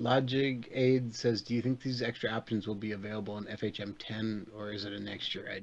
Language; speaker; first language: English; native; English